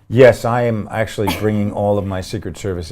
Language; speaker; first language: English; native; English